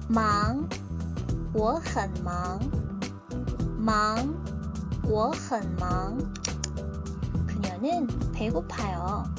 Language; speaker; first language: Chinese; non-native, fluent; Korean